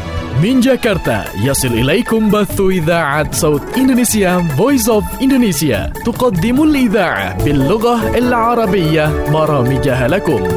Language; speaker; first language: Arabic; non-native, fluent; Indonesian